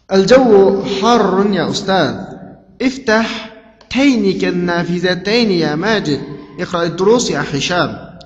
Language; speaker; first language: Arabic; non-native, fluent; Uzbek